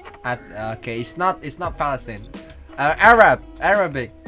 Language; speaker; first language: English; non-native, learner; Indonesian